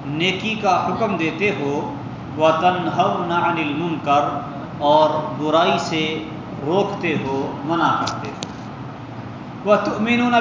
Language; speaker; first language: Urdu; non-native, local second language; Punjabi